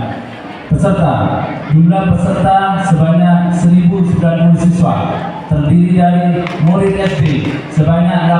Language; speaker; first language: Indonesian; native; Indonesian